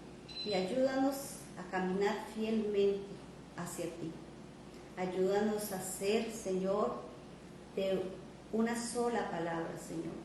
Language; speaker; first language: Spanish; native; Spanish